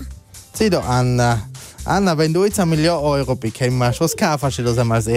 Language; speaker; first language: German; native; German